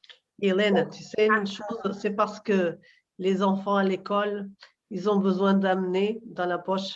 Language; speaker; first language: French; non-native, fluent; Portuguese